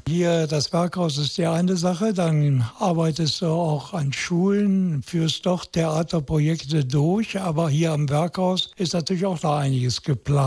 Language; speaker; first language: German; native; German